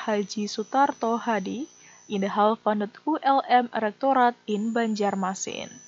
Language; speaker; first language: Dutch; non-native, fluent; Indonesian